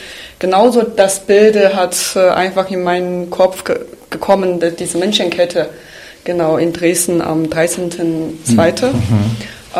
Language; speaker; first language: German; non-native, fluent; Chinese